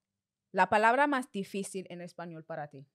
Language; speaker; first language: Spanish; non-native, learner; English